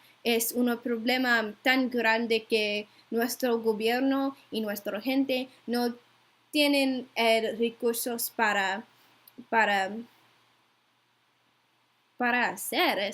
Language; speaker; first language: Spanish; non-native, learner; English